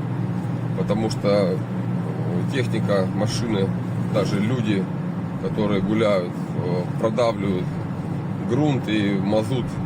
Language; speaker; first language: Russian; native; Russian